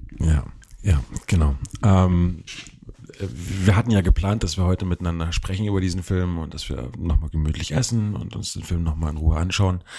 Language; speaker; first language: German; native; German